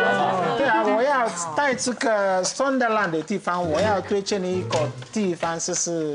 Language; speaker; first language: Chinese; non-native, learner; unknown